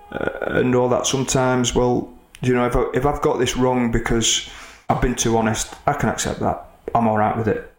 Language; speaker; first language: English; native; English